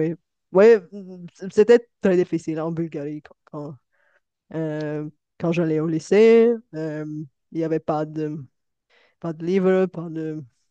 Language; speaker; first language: French; non-native, fluent; Bulgarian